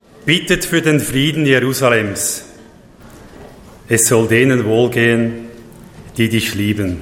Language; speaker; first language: German; native; German